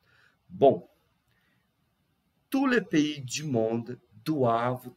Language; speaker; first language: French; non-native, fluent; Portuguese